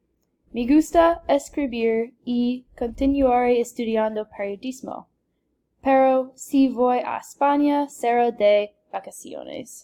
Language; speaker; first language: Spanish; non-native, learner; English